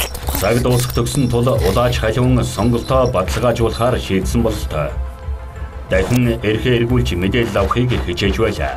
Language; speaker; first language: Mongolian; native; Mongolian